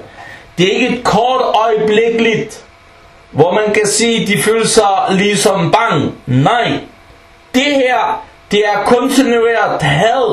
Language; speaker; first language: Danish; early bilingual, other home language; Arabic